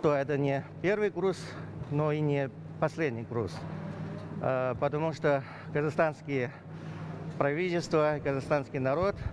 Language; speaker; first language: Russian; non-native, fluent; Chinese